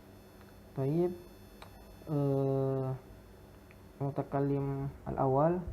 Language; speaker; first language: Arabic; non-native, learner; Indonesian